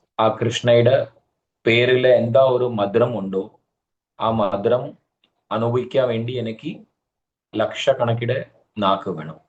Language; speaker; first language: Malayalam; early bilingual, heritage; Malayalam